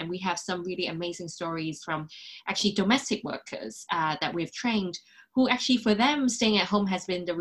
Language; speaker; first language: English; non-native, local second language; Cantonese